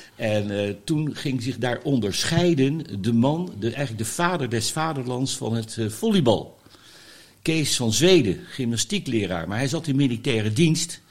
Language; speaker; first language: Dutch; native; Dutch